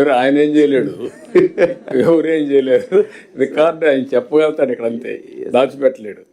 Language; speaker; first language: Telugu; native; Telugu